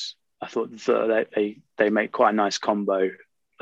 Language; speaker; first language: English; native; English